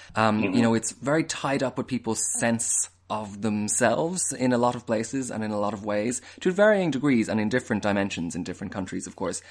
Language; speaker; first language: English; native; English